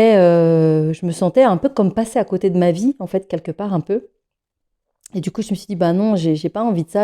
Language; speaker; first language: French; native; French